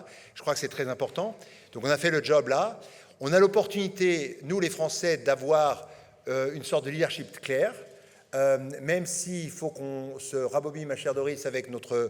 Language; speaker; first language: French; native; French